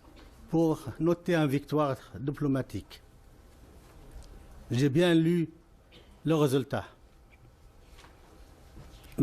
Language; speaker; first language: French; non-native, fluent; Arabic